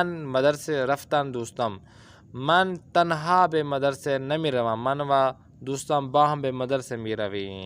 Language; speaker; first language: Persian; non-native, fluent; Urdu